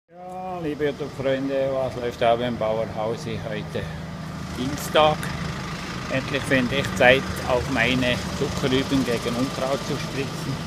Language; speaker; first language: German; native; German